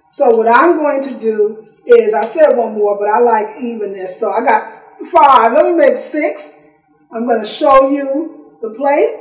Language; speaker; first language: English; native; English